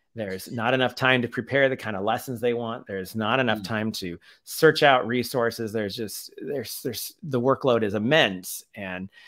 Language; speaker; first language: English; native; English